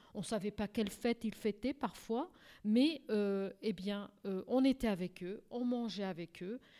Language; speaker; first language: French; non-native, fluent; Portuguese